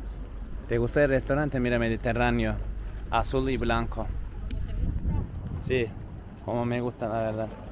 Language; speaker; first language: Spanish; non-native, learner; Turkish